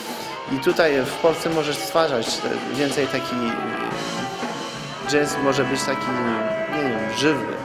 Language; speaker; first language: Polish; non-native, fluent; French